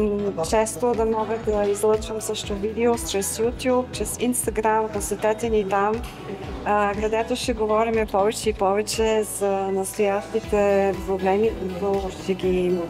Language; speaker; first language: Bulgarian; early bilingual, heritage; Bulgarian